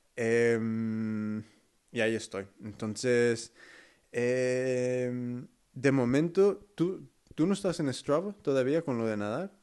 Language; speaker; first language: Spanish; early bilingual, heritage; Spanish